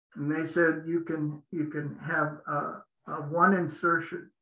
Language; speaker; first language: English; native; English